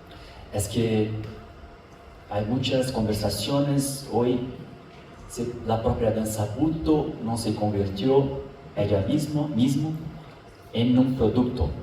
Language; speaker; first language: Spanish; non-native, fluent; Portuguese